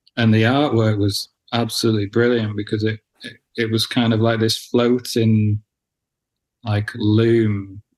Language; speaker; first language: English; native; English